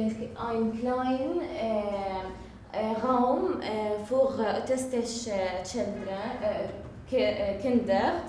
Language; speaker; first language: German; non-native, learner; Arabic